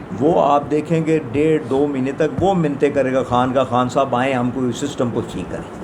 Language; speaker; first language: Urdu; non-native, local second language; Punjabi